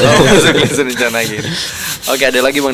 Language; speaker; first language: Indonesian; native; Indonesian